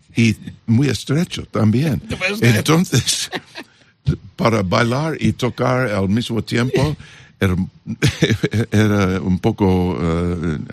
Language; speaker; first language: Spanish; non-native, learner; English